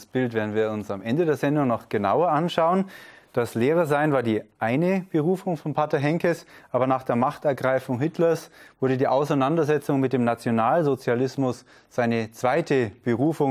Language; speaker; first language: German; native; German